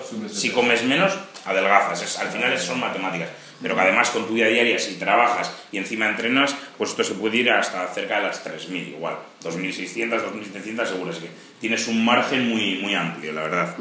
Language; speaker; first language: Spanish; native; Spanish